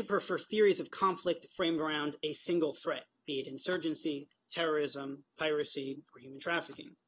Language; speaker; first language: English; native; English